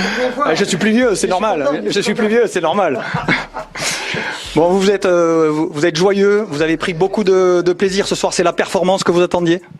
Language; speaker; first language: French; native; French